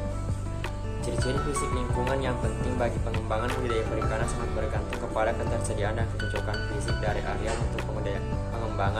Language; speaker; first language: Indonesian; native; Indonesian